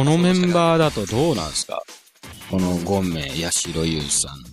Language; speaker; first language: Japanese; native; Japanese